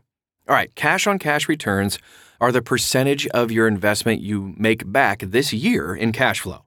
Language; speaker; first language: English; native; English